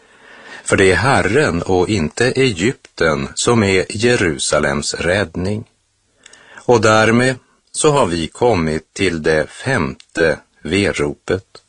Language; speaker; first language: Swedish; native; Swedish